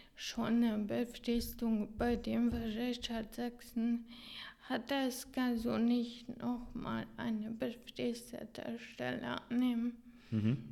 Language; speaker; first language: German; non-native, fluent; Hungarian